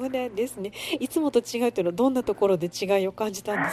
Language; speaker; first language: Japanese; native; Japanese